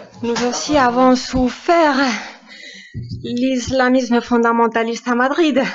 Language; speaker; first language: French; non-native, fluent; Spanish